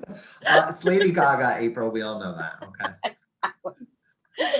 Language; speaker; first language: English; native; English